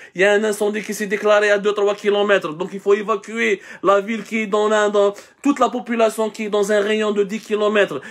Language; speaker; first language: French; non-native, local second language; Arabic